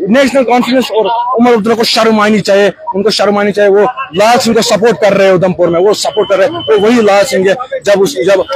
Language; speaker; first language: Hindi; non-native, local second language; Kashmiri